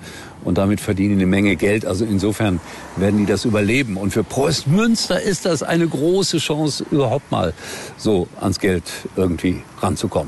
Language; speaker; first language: German; native; German